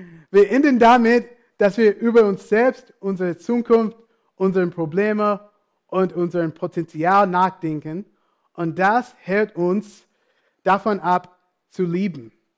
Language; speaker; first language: German; non-native, fluent; English